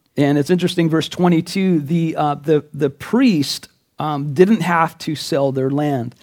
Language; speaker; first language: English; native; English